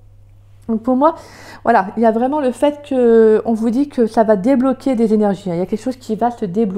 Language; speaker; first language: French; native; French